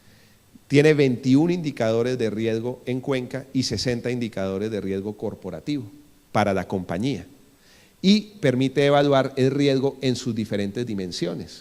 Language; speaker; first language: Spanish; native; Spanish